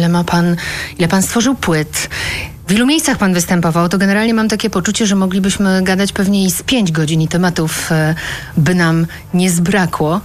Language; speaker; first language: Polish; native; Polish